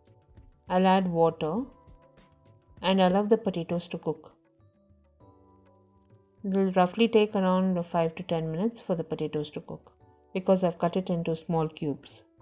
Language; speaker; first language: English; non-native, local second language; Tamil